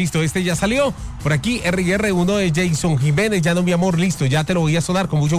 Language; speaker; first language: Spanish; native; Spanish